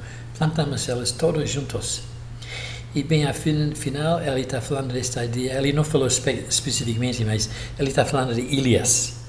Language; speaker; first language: Portuguese; non-native, fluent; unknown